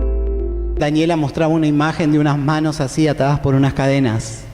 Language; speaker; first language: Spanish; native; Spanish